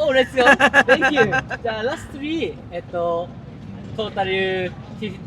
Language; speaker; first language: English; non-native, learner; Japanese